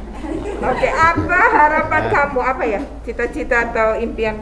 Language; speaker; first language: Indonesian; native; Indonesian